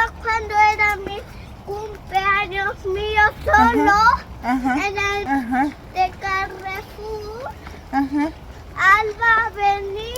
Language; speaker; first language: Spanish; early bilingual, other home language; Armenian